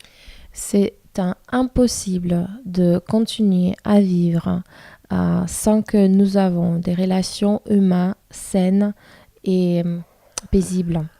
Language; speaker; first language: French; non-native, fluent; Russian